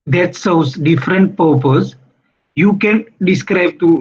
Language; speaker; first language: English; non-native, local second language; Gujarati